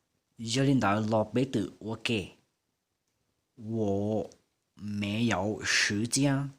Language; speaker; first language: Chinese; non-native, fluent; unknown